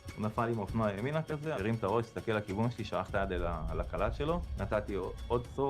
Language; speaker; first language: Hebrew; native; Hebrew